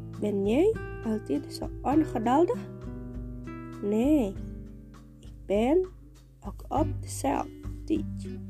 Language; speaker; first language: Dutch; non-native, learner; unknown